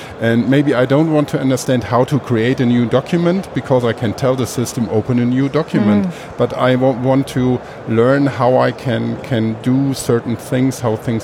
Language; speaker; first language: English; non-native, fluent; German